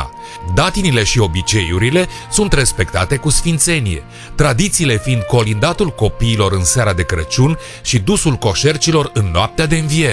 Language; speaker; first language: Romanian; native; Romanian